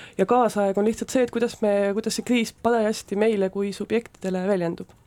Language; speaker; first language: Estonian; native; Estonian